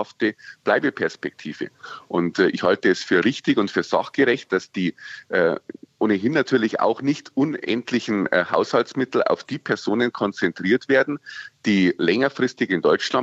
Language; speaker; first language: German; native; German